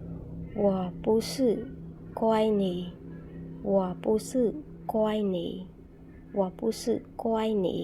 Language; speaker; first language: Chinese; non-native, fluent; Khmer